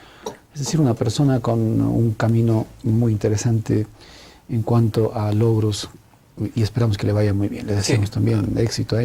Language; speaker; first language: Spanish; native; Spanish